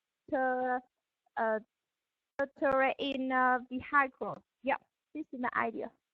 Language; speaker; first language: English; non-native, learner; Vietnamese